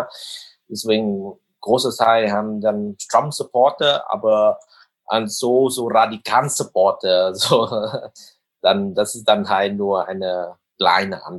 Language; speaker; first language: German; non-native, fluent; Vietnamese